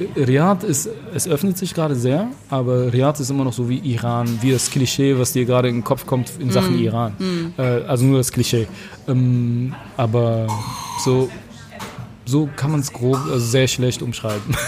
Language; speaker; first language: German; early bilingual, other home language; Arabic